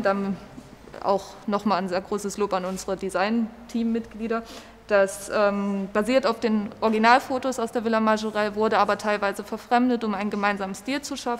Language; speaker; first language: German; native; German